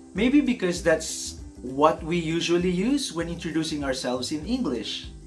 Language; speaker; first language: English; non-native, local second language; Iloko